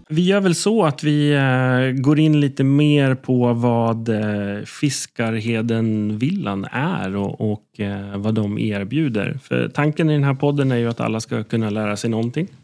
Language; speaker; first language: Swedish; native; Swedish